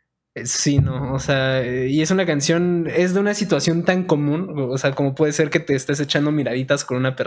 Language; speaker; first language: Spanish; native; Spanish